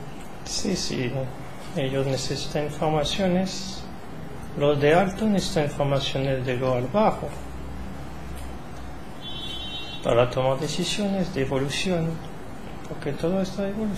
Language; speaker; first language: Spanish; non-native, learner; French